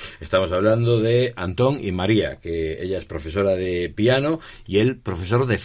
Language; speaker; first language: Spanish; native; Spanish